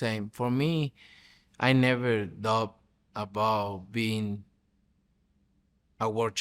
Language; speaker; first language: English; non-native, fluent; Spanish